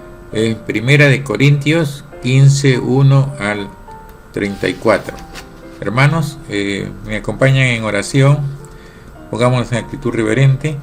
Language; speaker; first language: Spanish; native; Spanish